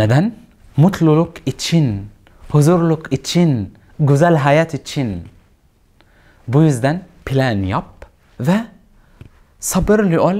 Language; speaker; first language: Turkish; non-native, learner; Arabic